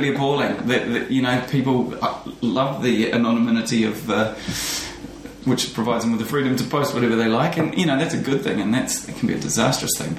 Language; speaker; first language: English; native; English